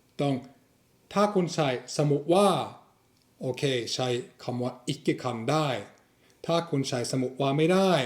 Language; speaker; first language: Thai; non-native, fluent; Norwegian